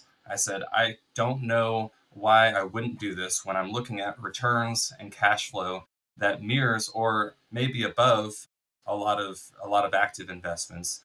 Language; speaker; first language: English; native; English